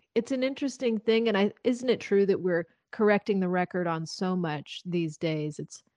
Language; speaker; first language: English; native; English